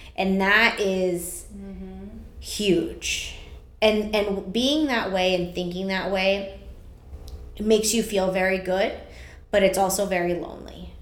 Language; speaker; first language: English; early bilingual, other home language; Spanish